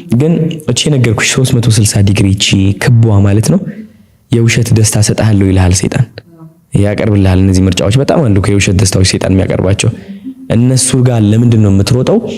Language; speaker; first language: Amharic; non-native, local second language; Tigrinya